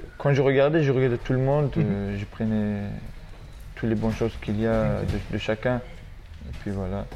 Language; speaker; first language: French; non-native, fluent; Russian